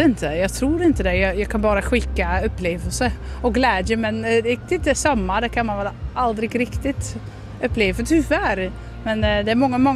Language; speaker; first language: Swedish; non-native, fluent; Dutch